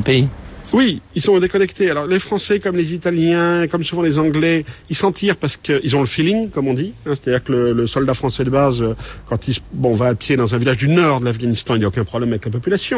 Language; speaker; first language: French; native; French